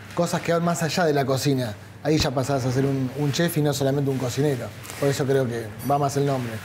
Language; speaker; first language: Spanish; native; Spanish